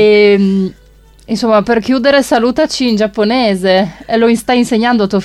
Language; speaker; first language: Italian; native; Italian